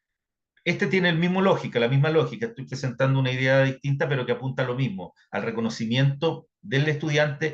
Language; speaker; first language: Spanish; native; Spanish